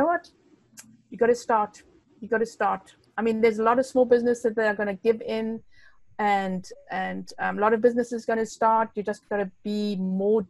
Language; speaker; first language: English; non-native, local second language; Afrikaans